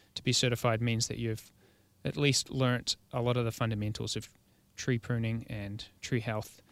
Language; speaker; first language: English; native; English